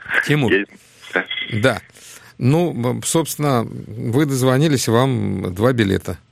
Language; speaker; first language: Russian; native; Russian